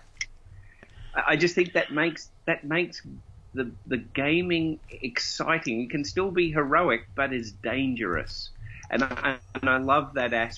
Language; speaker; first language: English; native; English